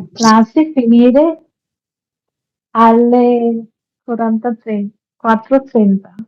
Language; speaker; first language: Italian; non-native, learner; Sinhala